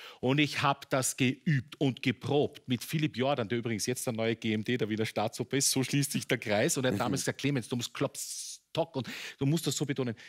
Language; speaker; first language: German; native; German